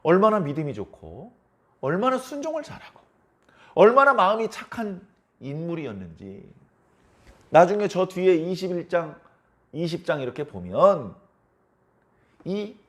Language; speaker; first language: Korean; native; Korean